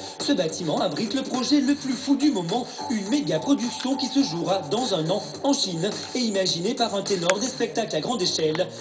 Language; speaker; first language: French; native; French